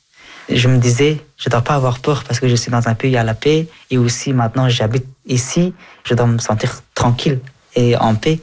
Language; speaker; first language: French; early bilingual, other home language; Persian